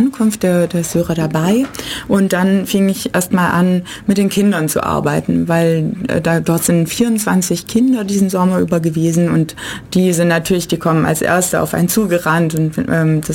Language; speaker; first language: German; native; German